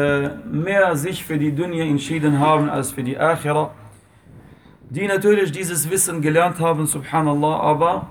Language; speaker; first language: German; non-native, fluent; Arabic